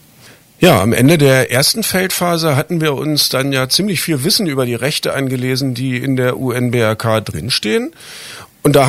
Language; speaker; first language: German; native; German